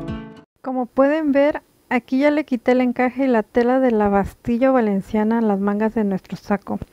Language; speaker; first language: Spanish; native; Spanish